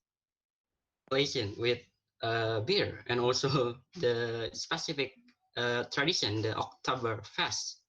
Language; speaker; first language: English; non-native, learner; Indonesian